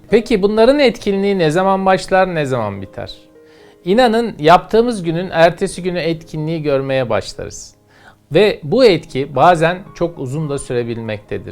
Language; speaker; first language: Turkish; native; Turkish